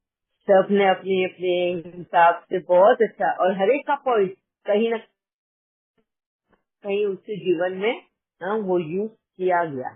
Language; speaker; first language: Hindi; native; Hindi